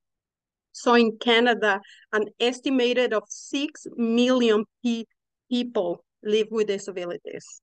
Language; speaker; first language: English; non-native, fluent; Spanish